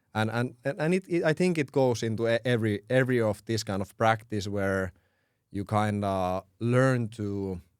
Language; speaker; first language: English; non-native, fluent; Finnish